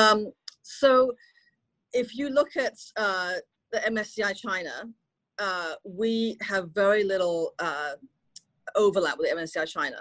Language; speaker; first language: English; non-native, local second language; Cantonese